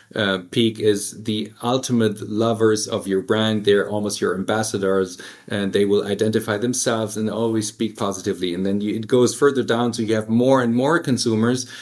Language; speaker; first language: English; early bilingual, other home language; German